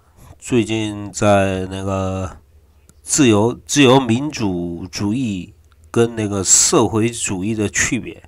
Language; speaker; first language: Chinese; non-native, fluent; Korean